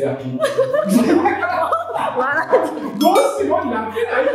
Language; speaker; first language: Japanese; early bilingual, other home language; Russian